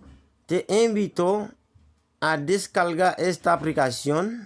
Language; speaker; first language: Spanish; non-native, learner; Haitian Creole